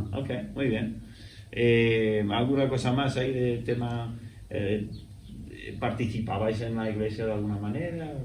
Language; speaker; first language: Spanish; non-native, fluent; English